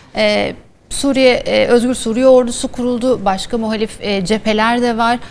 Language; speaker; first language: Turkish; native; Turkish